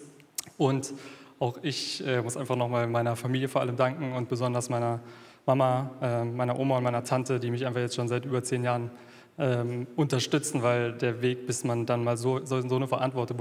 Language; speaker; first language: German; native; German